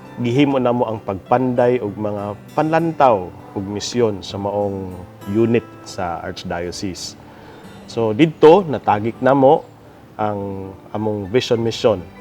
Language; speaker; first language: Cebuano; native; Cebuano